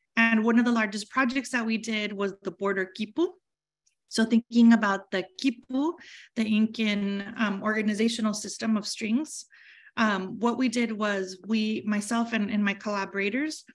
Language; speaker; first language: English; early bilingual, other home language; Spanish